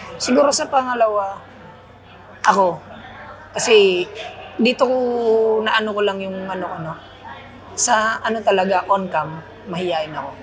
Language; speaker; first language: Filipino; non-native, local second language; Waray